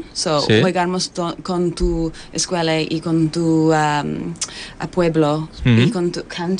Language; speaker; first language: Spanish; non-native, learner; English